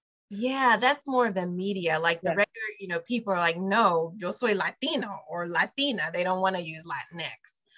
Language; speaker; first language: English; native; English